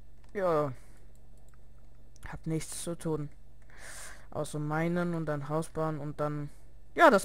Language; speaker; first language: German; early bilingual, other home language; Russian